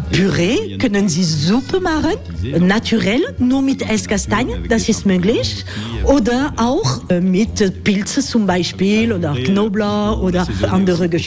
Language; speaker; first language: German; non-native, learner; French